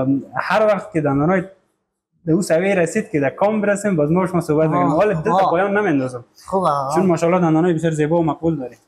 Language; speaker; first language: Persian; native; Persian